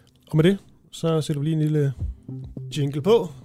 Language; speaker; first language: Danish; native; Danish